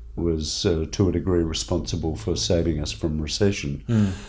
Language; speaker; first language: English; native; English